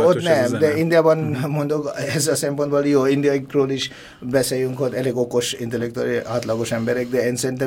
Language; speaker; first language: Hungarian; non-native, fluent; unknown